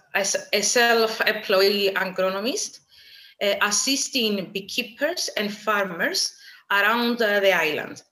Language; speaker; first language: English; non-native, fluent; Greek